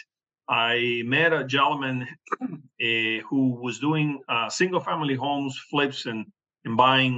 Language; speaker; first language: English; non-native, fluent; Spanish